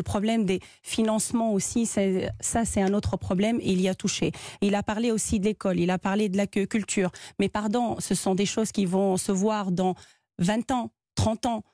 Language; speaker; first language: French; non-native, local second language; Arabic